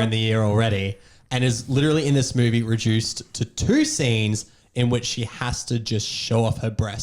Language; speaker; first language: English; native; English